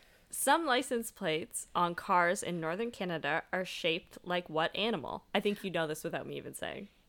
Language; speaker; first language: English; native; English